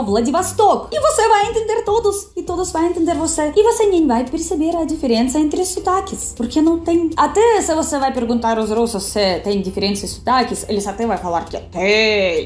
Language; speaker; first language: Portuguese; non-native, fluent; Russian